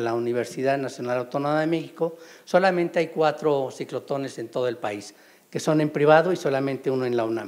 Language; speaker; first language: Spanish; native; Spanish